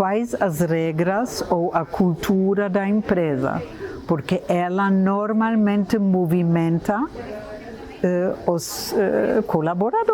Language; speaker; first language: Portuguese; non-native, fluent; German